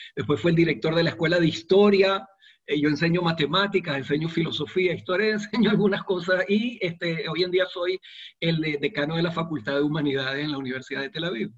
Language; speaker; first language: Spanish; native; Spanish